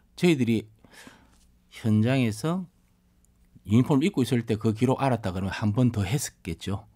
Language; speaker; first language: Korean; native; Korean